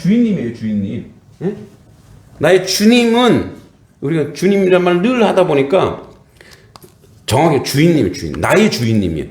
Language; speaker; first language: Korean; native; Korean